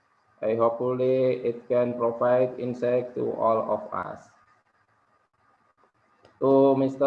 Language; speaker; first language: English; non-native, local second language; Indonesian